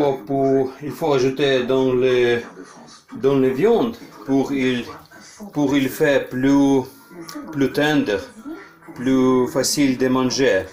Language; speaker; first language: French; non-native, learner; Ukrainian